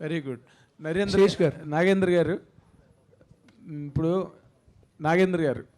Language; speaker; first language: Telugu; native; Telugu